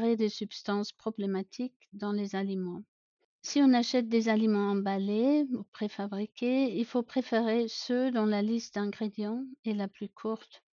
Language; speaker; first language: French; non-native, fluent; German